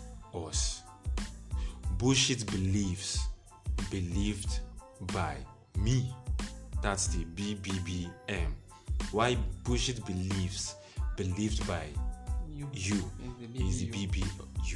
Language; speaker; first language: English; non-native, local second language; Igbo